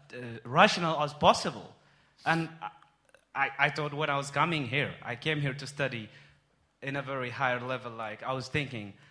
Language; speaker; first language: English; non-native, fluent; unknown